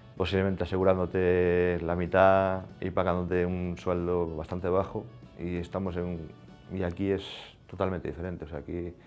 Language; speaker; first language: Spanish; native; Spanish